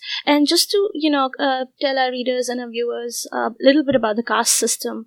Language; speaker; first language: English; non-native, local second language; Hindi